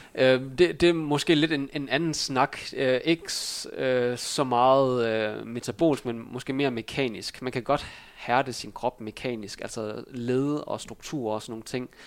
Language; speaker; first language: Danish; early bilingual, other home language; Vietnamese